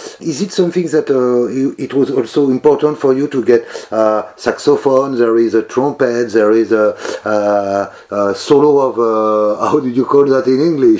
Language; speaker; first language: English; non-native, learner; French